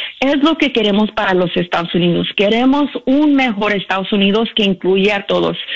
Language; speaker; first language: Spanish; early bilingual, heritage; Spanish